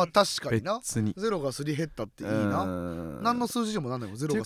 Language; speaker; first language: Japanese; native; Japanese